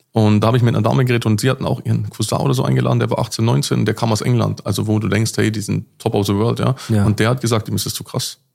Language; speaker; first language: German; native; German